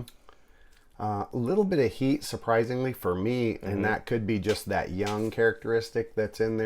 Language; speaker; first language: English; native; English